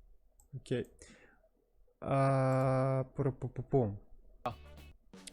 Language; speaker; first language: Korean; non-native, learner; Russian